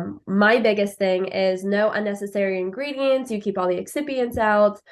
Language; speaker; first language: English; native; English